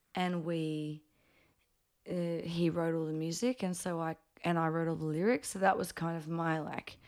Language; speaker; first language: English; early bilingual, other home language; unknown